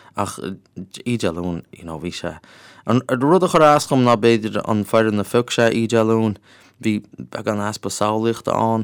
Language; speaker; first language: Irish; native; Irish